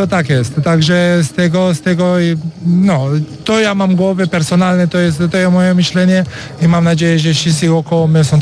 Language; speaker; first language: Polish; non-native, learner; Romanian